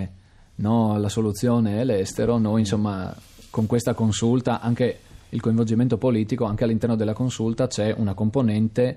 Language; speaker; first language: Italian; native; Italian